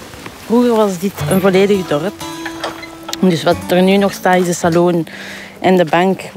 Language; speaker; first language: Dutch; native; Dutch